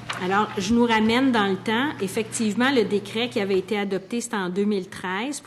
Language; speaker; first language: French; native; French